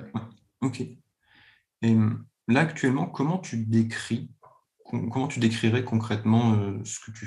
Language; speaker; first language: French; native; French